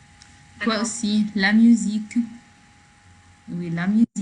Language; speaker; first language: French; non-native, learner; Arabic